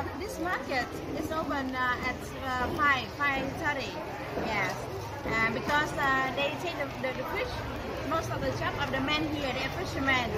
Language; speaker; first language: English; non-native, learner; Vietnamese